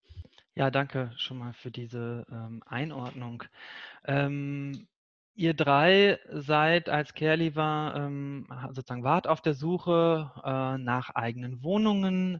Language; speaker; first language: German; native; German